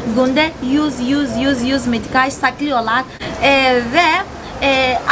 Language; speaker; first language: Turkish; non-native, fluent; Portuguese